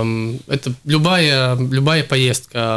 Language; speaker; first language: Russian; non-native, local second language; Latvian